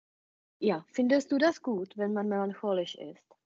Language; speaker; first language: German; non-native, fluent; Czech